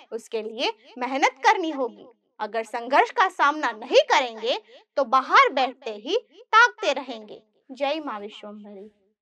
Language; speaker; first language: Hindi; non-native, local second language; Gujarati